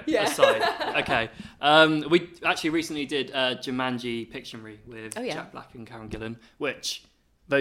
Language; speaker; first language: English; native; English